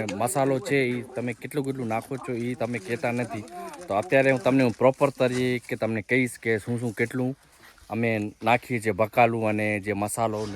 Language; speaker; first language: Gujarati; non-native, local second language; Kachhi